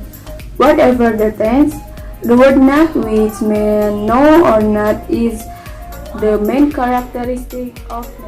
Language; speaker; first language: English; non-native, learner; Indonesian